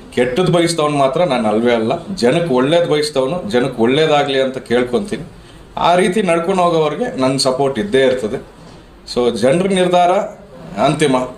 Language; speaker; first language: Kannada; native; Kannada